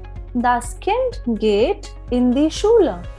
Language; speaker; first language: German; non-native, fluent; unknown